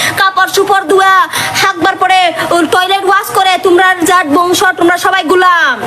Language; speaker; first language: Bangla; non-native, local second language; Kok Borok